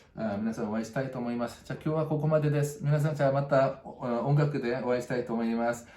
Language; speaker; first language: Japanese; non-native, fluent; Korean